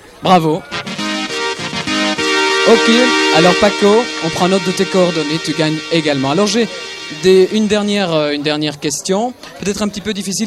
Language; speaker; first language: French; native; French